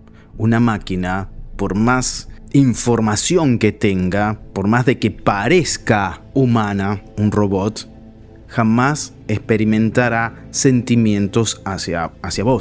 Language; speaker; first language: Spanish; native; Spanish